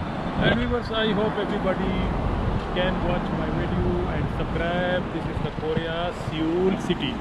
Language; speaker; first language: English; non-native, learner; Urdu